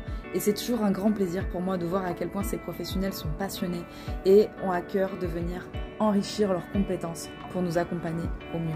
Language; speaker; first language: French; native; French